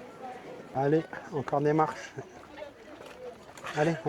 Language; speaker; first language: French; native; French